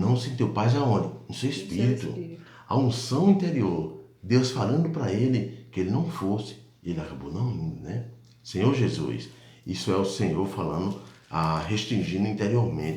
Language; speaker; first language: Portuguese; native; Portuguese